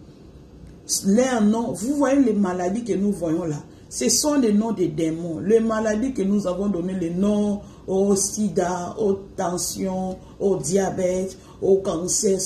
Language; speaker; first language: French; non-native, local second language; Lingala